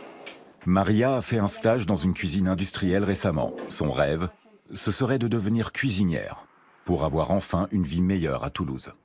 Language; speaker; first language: French; native; French